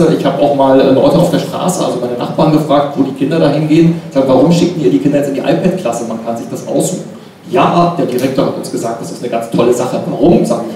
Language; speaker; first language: German; native; German